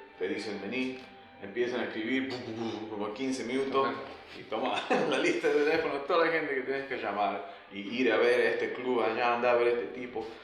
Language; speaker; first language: Spanish; early bilingual, other home language; English